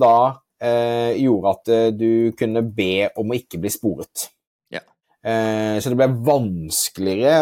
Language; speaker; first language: Norwegian; native; Norwegian